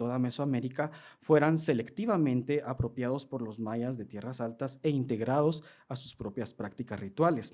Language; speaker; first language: Spanish; native; Spanish